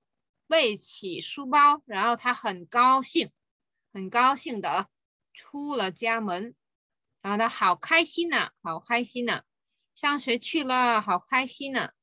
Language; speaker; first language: Chinese; non-native, fluent; Vietnamese